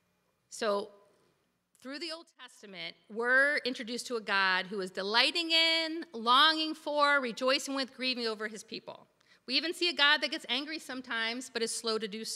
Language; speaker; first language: English; native; English